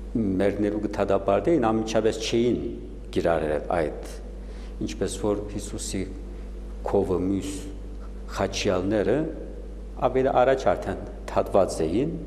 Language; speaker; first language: Armenian; native; Armenian